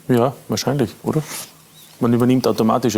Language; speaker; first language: German; native; German